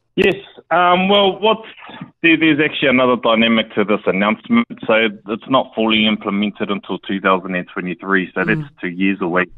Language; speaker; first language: English; native; English